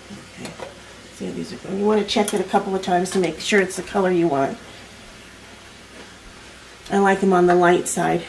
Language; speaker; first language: English; native; English